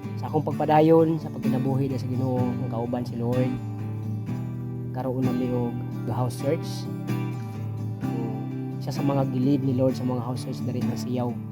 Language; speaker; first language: Cebuano; non-native, local second language; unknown